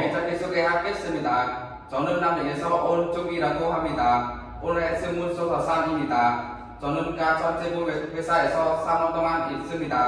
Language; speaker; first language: Korean; non-native, learner; Vietnamese